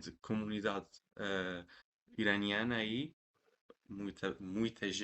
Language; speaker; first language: Portuguese; non-native, fluent; Persian